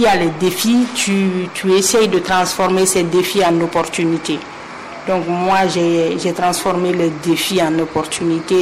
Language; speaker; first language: French; non-native, local second language; Mandingo